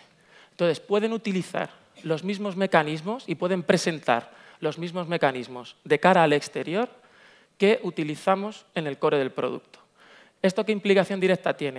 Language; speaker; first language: Spanish; native; Spanish